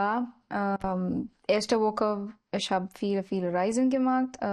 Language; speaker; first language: German; non-native, learner; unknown